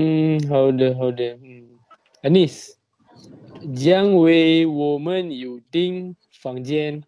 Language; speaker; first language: Chinese; non-native, learner; Malay